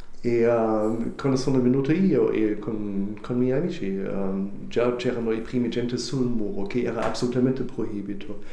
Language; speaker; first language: Italian; non-native, learner; German